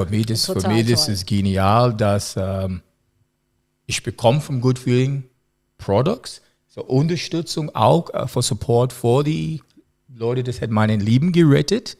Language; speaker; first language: German; non-native, learner; English